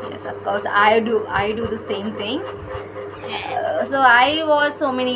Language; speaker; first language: English; non-native, learner; Kannada